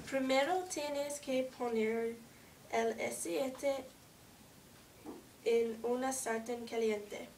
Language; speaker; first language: Spanish; non-native, learner; English